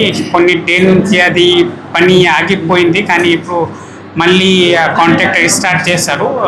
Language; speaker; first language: Telugu; non-native, fluent; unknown